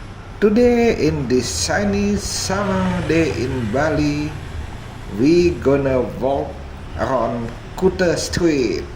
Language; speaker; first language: English; non-native, fluent; Indonesian